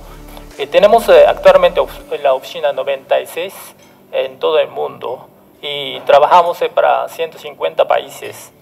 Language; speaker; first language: Spanish; non-native, fluent; Japanese